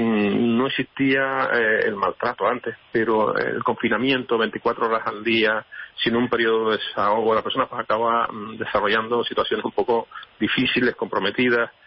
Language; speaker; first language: Spanish; native; Spanish